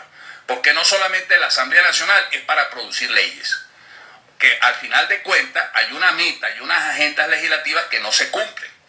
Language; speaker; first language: Spanish; native; Spanish